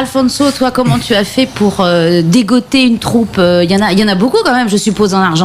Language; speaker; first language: French; native; French